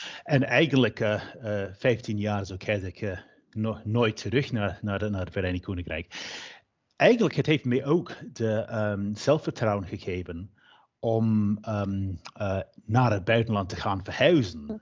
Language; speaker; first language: Dutch; non-native, fluent; English